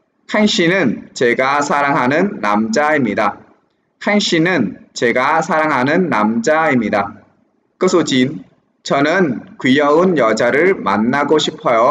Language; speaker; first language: Korean; non-native, fluent; Vietnamese